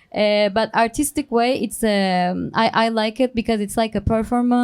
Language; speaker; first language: English; non-native, learner; Turkish